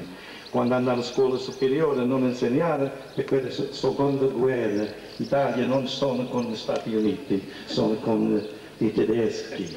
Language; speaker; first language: Italian; early bilingual, heritage; English